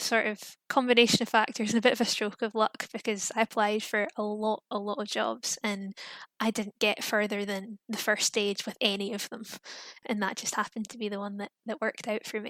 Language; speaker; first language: English; native; English